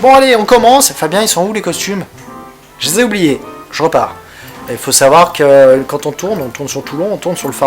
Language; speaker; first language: French; native; French